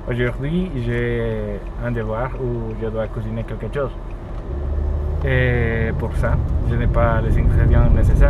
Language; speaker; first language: French; non-native, learner; Spanish